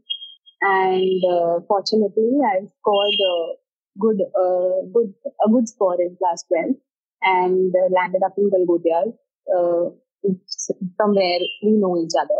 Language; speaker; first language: English; non-native, local second language; Hindi